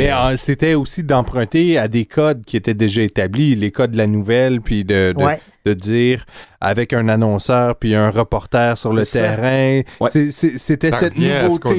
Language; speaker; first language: French; native; French